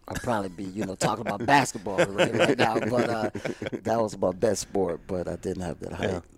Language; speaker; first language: English; native; English